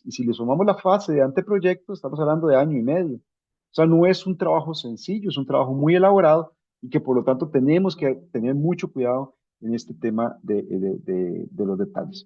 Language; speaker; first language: Spanish; native; Spanish